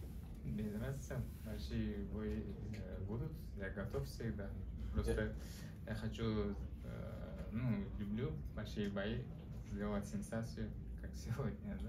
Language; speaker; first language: Russian; non-native, learner; Uzbek